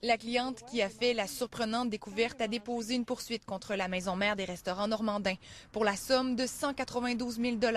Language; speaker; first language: French; native; French